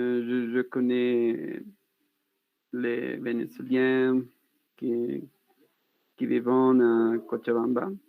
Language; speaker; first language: French; non-native, learner; Spanish